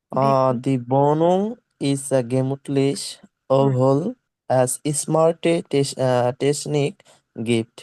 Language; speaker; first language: German; non-native, learner; Bangla